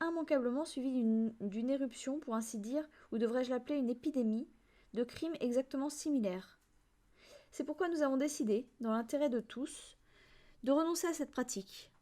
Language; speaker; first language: French; native; French